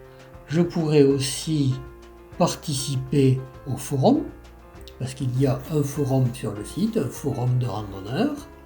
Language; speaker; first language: French; native; French